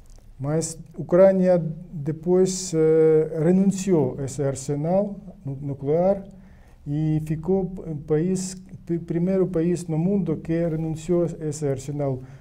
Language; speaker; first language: Portuguese; non-native, learner; Ukrainian